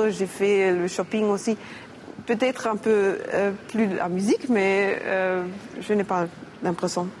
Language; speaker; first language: French; non-native, learner; German